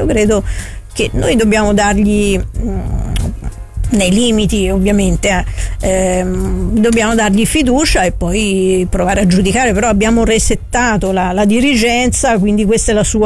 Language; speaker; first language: Italian; native; Italian